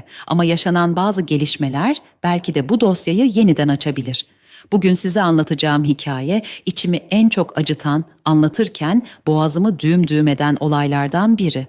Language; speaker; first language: Turkish; native; Turkish